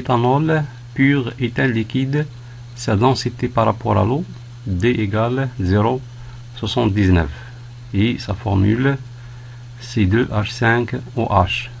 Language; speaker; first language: French; non-native, local second language; Arabic